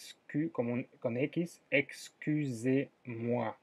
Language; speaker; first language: Spanish; non-native, fluent; French